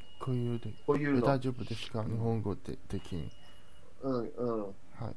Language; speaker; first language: Japanese; non-native, fluent; Chinese